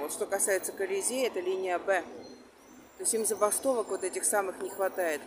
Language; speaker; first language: Russian; native; Russian